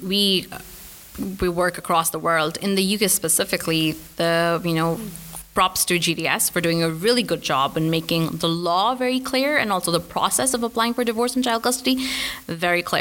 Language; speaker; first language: English; non-native, local second language; Urdu